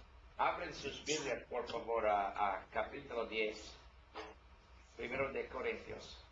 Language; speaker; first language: Spanish; non-native, learner; English